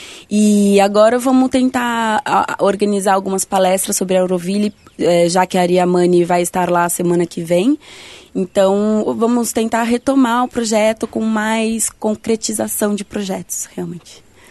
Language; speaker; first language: Portuguese; native; Portuguese